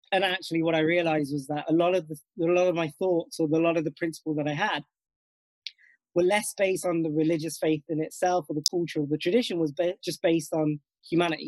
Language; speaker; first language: English; native; English